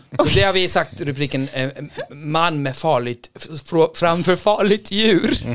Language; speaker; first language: Swedish; non-native, fluent; English